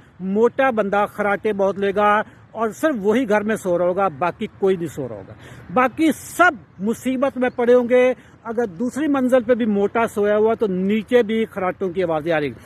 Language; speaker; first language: Urdu; native; Urdu